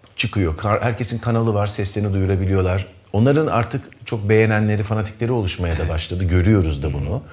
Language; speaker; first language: Turkish; native; Turkish